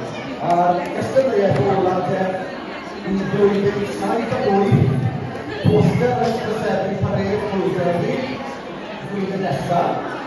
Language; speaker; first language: Welsh; native; Welsh